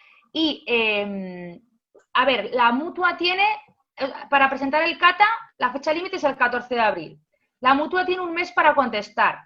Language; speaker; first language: Spanish; native; Spanish